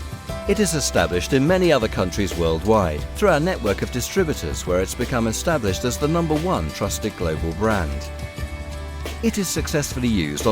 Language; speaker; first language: English; native; English